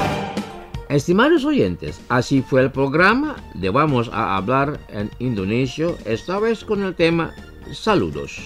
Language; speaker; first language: Spanish; non-native, fluent; Indonesian